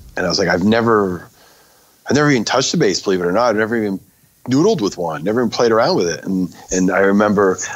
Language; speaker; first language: English; native; English